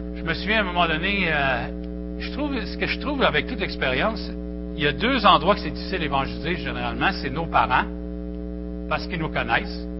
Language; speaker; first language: French; native; French